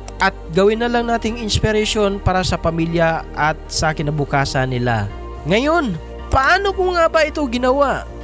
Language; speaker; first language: Filipino; non-native, local second language; Cebuano